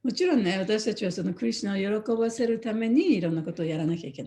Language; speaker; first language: Japanese; native; Japanese